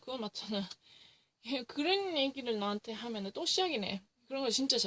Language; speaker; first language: Korean; early bilingual, heritage; English